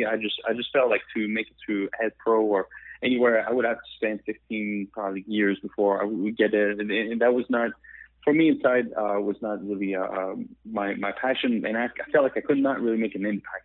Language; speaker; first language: English; non-native, fluent; French